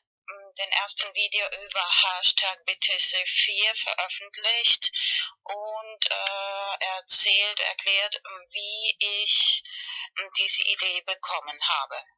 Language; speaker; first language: German; non-native, learner; Spanish